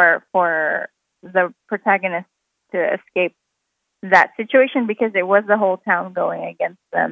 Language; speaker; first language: English; non-native, local second language; Filipino